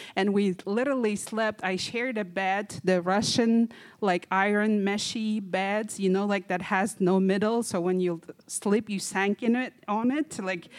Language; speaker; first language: English; non-native, fluent; Kazakh